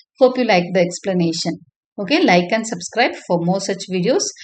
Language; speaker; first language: English; non-native, local second language; Tamil